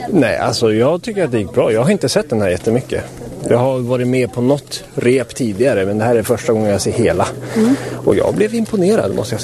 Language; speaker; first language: Swedish; native; Swedish